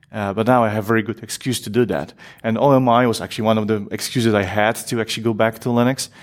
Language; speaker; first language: English; non-native, fluent; Polish